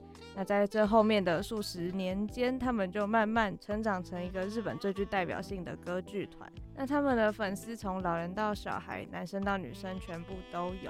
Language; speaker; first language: Chinese; native; Chinese